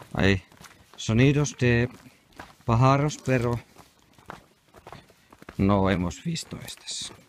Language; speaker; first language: Spanish; non-native, learner; Finnish